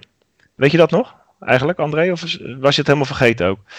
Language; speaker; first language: Dutch; native; Dutch